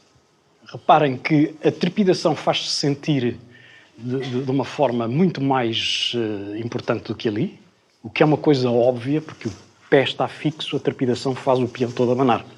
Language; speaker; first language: Portuguese; native; Portuguese